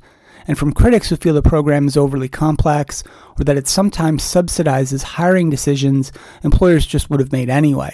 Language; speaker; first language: English; native; English